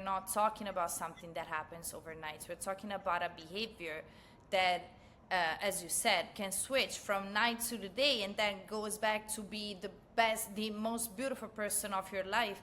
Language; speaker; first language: English; non-native, fluent; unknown